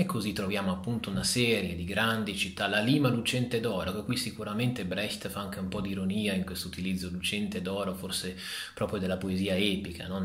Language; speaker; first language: Italian; native; Italian